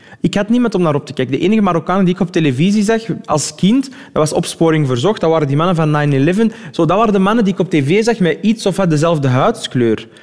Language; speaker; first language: Dutch; early bilingual, other home language; Arabic